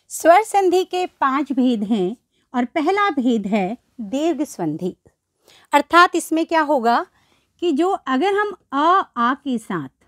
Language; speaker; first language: Hindi; native; Hindi